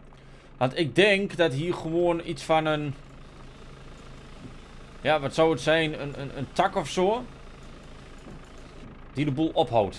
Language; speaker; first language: Dutch; native; Dutch